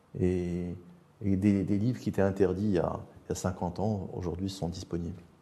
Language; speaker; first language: French; non-native, local second language; Arabic